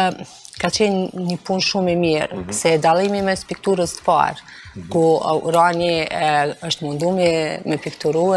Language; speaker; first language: Albanian; native; Albanian